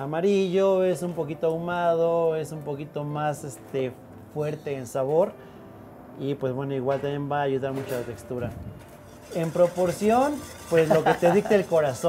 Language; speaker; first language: Spanish; native; Spanish